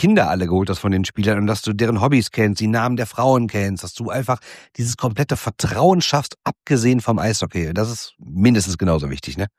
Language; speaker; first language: German; native; German